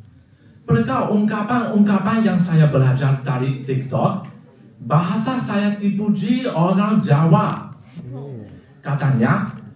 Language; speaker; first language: Indonesian; non-native, fluent; Chinese